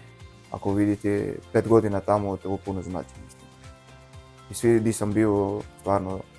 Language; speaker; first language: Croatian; non-native, learner; Arabic